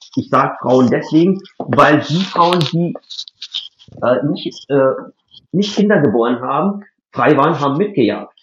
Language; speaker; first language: German; non-native, fluent; English